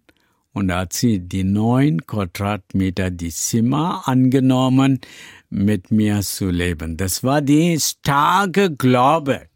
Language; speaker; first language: German; non-native, learner; Tamil